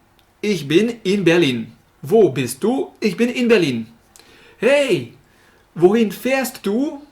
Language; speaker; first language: German; non-native, fluent; French